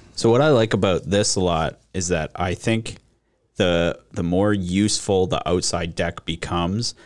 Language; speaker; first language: English; native; English